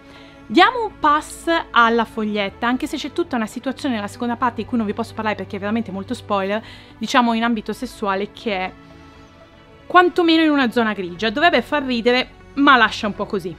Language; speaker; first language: Italian; native; Italian